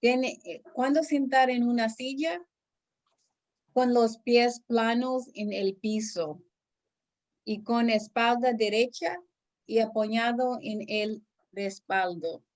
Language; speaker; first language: Spanish; non-native, learner; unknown